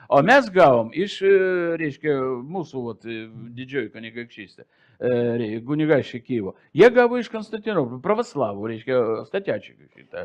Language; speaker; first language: Lithuanian; non-native, local second language; Russian